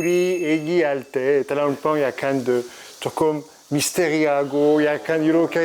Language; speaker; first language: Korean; non-native, learner; French